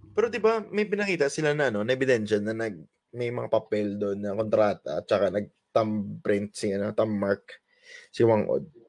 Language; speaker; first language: Filipino; native; Filipino